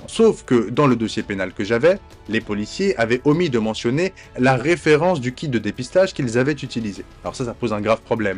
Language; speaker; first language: French; native; French